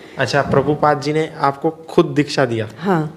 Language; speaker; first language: Hindi; native; Hindi